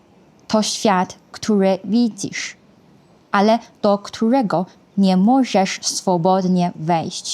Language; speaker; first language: Polish; non-native, fluent; Chinese